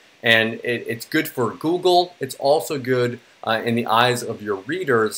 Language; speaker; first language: English; native; English